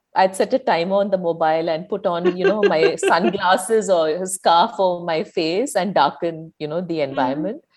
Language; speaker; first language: English; non-native, local second language; Malayalam